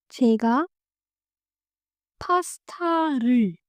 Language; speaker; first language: Korean; non-native, fluent; Hindi